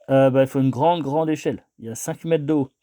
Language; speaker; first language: French; native; French